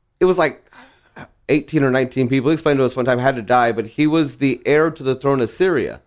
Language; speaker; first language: English; early bilingual, other home language; Spanish